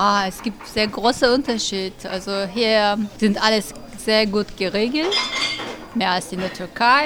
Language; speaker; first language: German; non-native, fluent; Turkish